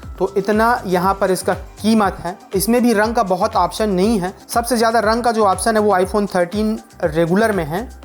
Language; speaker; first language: Hindi; native; Hindi